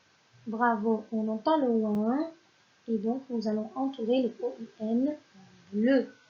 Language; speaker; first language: French; non-native, local second language; Arabic